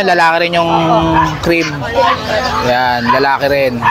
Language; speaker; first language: Filipino; native; Filipino